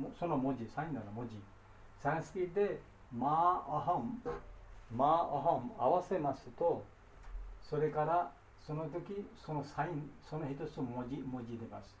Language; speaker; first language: Japanese; non-native, fluent; Bangla